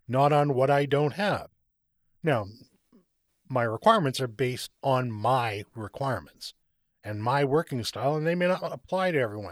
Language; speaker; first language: English; native; English